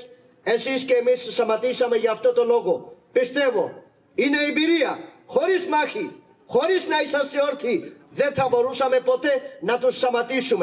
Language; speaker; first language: Greek; non-native, learner; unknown